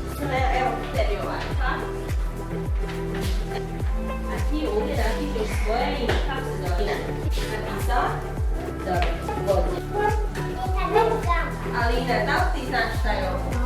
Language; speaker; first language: Bosnian; native; Bosnian